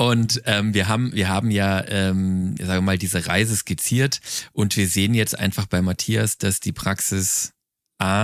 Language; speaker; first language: German; native; German